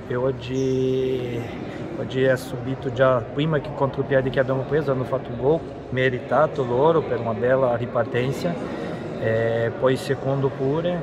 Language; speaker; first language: Italian; non-native, fluent; Portuguese